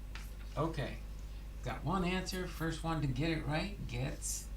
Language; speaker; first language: English; native; English